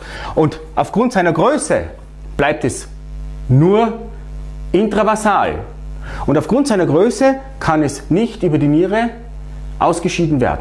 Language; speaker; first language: German; native; German